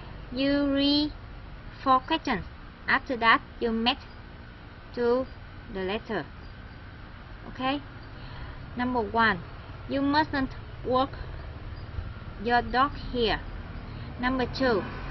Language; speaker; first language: English; non-native, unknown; Vietnamese